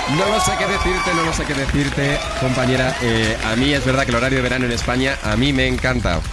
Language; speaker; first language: Spanish; native; Spanish